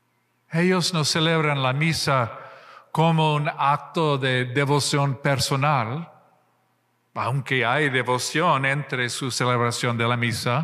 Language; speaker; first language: Spanish; non-native, fluent; English